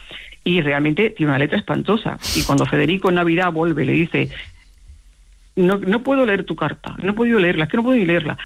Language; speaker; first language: Spanish; native; Spanish